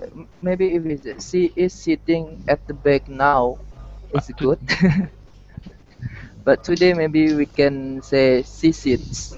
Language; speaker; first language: English; non-native, learner; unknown